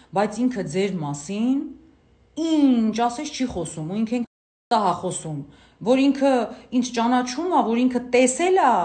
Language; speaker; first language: Armenian; native; Armenian